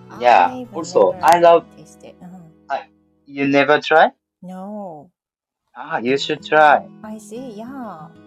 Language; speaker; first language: English; non-native, learner; Japanese